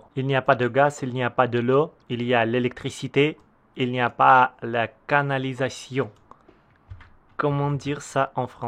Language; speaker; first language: French; non-native, learner; Russian